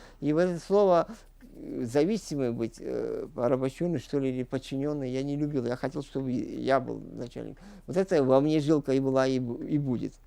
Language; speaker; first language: Russian; non-native, local second language; Crimean Tatar